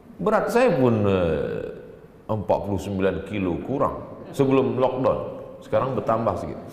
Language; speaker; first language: Indonesian; native; Indonesian